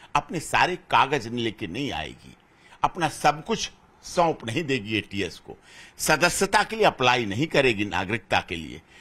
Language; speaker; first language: Hindi; native; Hindi